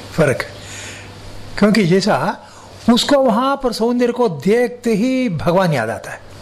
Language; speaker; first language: Hindi; non-native, local second language; Kannada